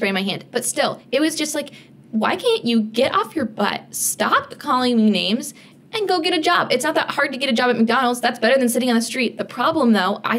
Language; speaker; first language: English; native; English